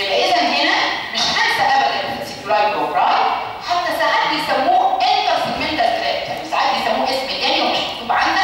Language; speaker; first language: Arabic; native; Arabic